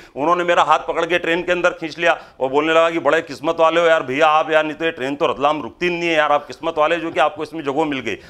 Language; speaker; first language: Hindi; native; Hindi